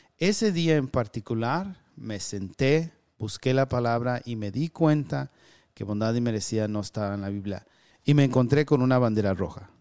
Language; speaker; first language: Spanish; early bilingual, heritage; Spanish